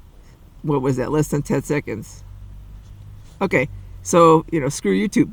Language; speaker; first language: English; native; English